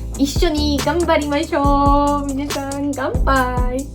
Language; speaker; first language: Japanese; non-native, learner; Georgian